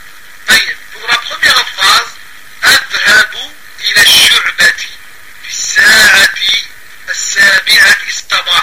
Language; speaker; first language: Arabic; non-native, fluent; French